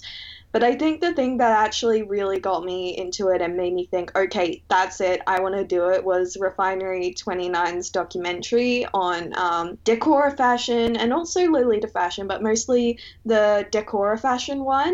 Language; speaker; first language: English; native; English